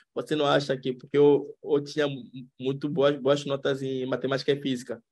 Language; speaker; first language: Portuguese; non-native, fluent; French